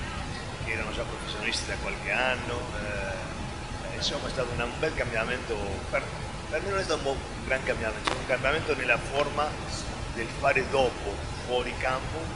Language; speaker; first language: Italian; non-native, fluent; Spanish